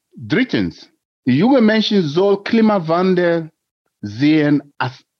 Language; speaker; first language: German; non-native, fluent; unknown